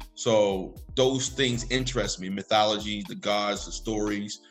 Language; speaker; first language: English; native; English